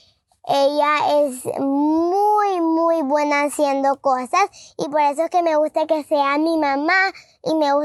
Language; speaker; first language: Spanish; early bilingual, heritage; Spanish